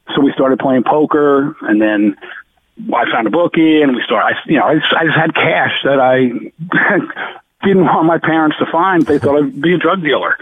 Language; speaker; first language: English; native; English